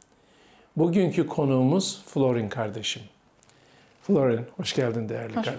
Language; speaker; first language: Turkish; native; Turkish